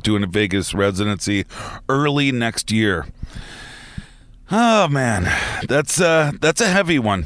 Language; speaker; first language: English; native; English